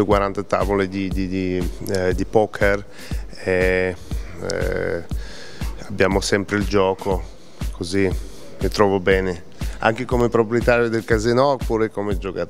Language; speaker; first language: Italian; non-native, fluent; Russian